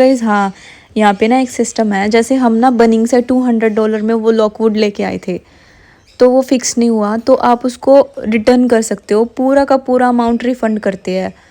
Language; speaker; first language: Hindi; native; Hindi